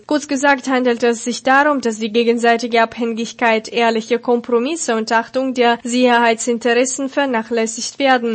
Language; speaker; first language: German; non-native, fluent; Russian